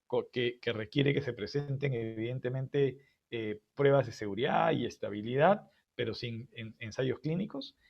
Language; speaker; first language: Spanish; native; Spanish